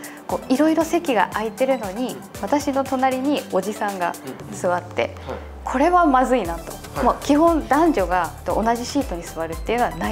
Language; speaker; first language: Japanese; native; Japanese